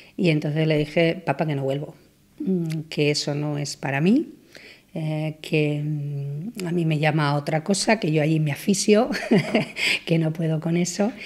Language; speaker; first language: Spanish; native; Spanish